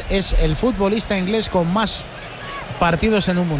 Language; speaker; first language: Spanish; native; Spanish